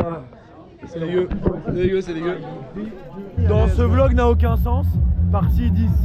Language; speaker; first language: French; native; French